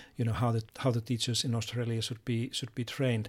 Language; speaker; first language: English; non-native, fluent; Finnish